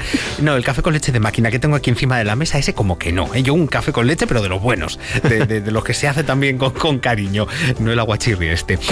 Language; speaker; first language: Spanish; native; Spanish